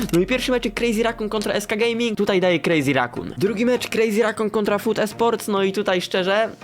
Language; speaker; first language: Polish; native; Polish